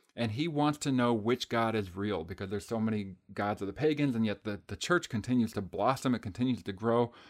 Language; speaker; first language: English; native; English